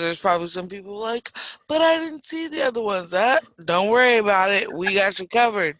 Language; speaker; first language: English; native; English